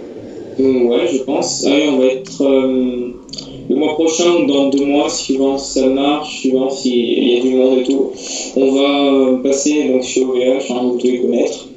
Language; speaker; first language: French; native; French